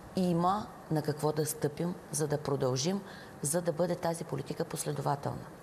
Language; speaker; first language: Bulgarian; native; Bulgarian